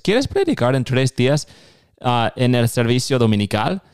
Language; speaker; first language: Spanish; non-native, fluent; English